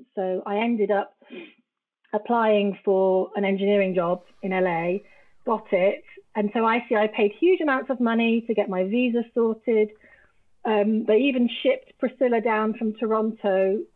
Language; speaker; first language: English; native; English